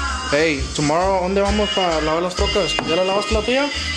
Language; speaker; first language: Spanish; early bilingual, heritage; Spanish